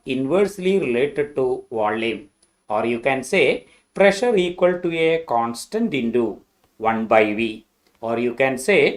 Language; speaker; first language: English; non-native, local second language; Malayalam